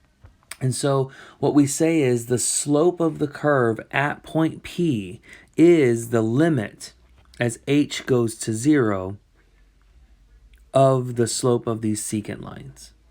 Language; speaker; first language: English; native; English